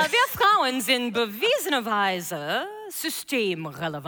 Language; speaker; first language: German; non-native, fluent; English